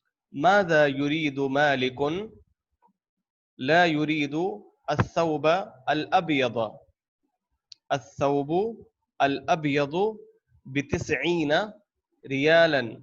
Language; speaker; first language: Arabic; non-native, fluent; Urdu